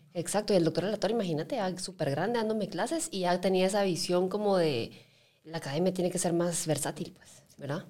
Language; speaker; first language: Spanish; native; Spanish